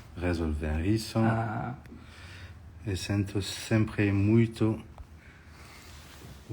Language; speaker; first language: Portuguese; non-native, fluent; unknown